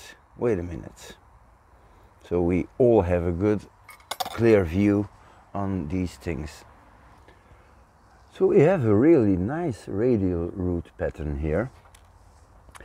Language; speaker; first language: English; non-native, fluent; Dutch